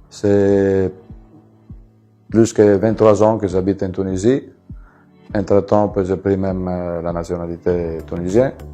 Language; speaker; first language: French; non-native, fluent; Italian